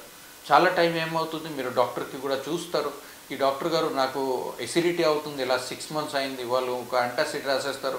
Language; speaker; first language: Telugu; non-native, fluent; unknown